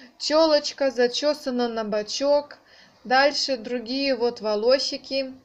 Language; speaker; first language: Russian; native; Russian